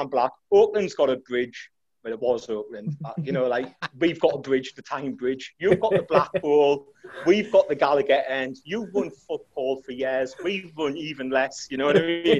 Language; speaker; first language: English; native; English